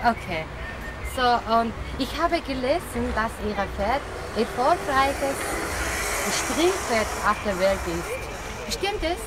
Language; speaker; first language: German; non-native, learner; Mongolian